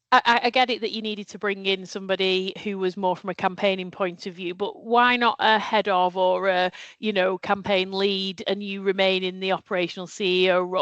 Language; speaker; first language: English; native; English